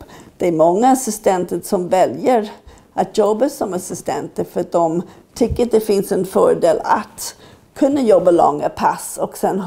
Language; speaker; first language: Swedish; non-native, fluent; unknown